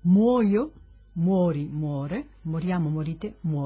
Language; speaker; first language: Italian; non-native, fluent; Spanish